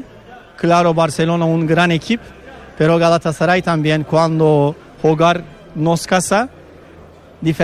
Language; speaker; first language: Spanish; non-native, learner; Turkish